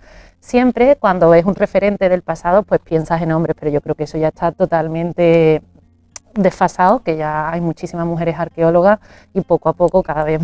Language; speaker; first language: Spanish; native; Spanish